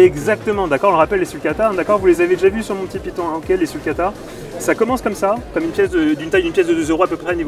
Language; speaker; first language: French; native; French